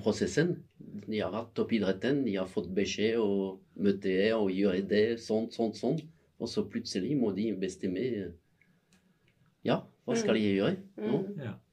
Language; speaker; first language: Norwegian; non-native, fluent; French